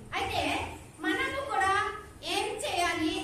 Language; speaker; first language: Telugu; non-native, learner; Odia